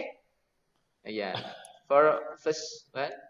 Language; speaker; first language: English; non-native, learner; Indonesian